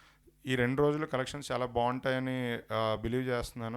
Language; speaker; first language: Telugu; native; Telugu